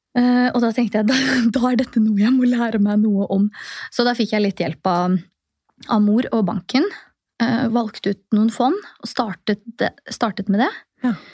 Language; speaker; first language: Norwegian; native; Norwegian